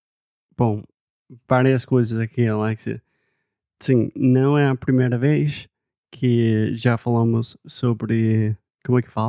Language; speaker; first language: Portuguese; non-native, fluent; English